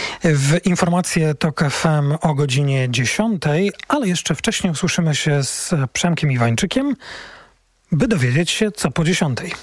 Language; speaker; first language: Polish; native; Polish